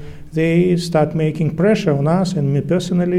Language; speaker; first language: English; early bilingual, other home language; Russian